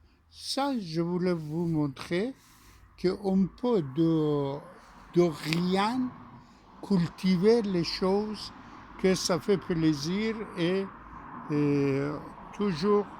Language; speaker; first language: French; non-native, fluent; Persian